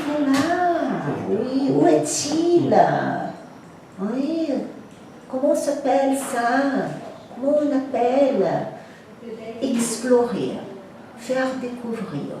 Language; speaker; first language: French; non-native, fluent; Portuguese